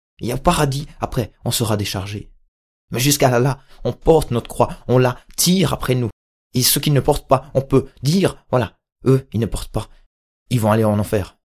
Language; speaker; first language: French; native; French